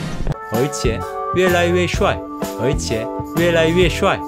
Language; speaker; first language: Chinese; non-native, fluent; Korean